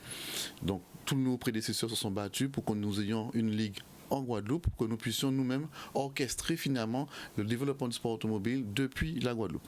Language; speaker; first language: French; native; French